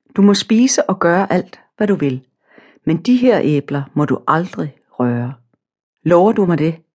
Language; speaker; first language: Danish; native; Danish